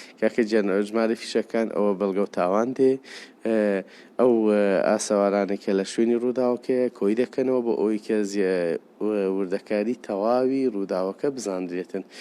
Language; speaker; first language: Central Kurdish; native; Central Kurdish